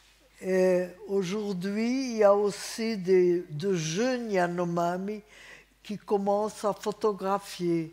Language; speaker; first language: French; non-native, fluent; Hungarian